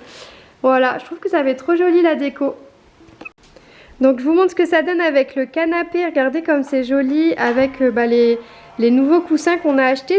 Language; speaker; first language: French; native; French